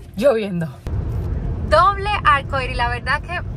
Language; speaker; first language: Spanish; native; Spanish